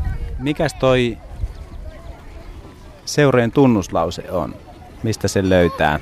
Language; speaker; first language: Finnish; native; Finnish